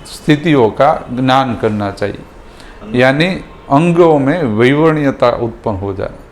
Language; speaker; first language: Hindi; non-native, local second language; Gujarati